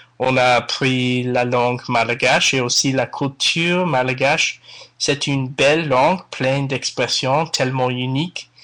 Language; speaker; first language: French; non-native, learner; English